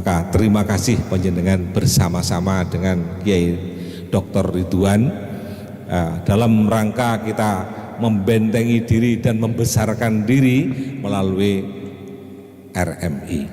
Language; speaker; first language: Indonesian; non-native, local second language; Javanese